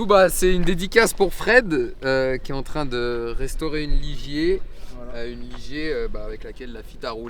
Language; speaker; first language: French; native; French